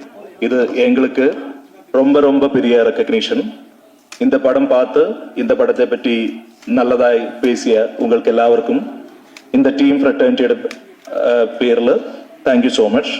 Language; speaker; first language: Tamil; non-native, learner; Malayalam